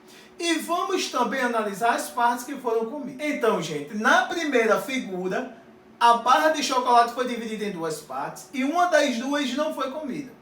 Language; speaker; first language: Portuguese; native; Portuguese